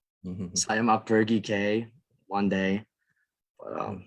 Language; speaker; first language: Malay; non-native, learner; English